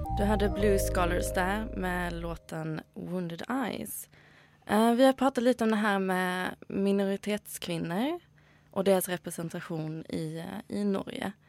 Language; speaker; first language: Swedish; native; Swedish